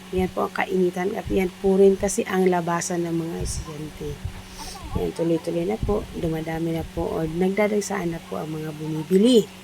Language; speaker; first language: Filipino; non-native, local second language; Iloko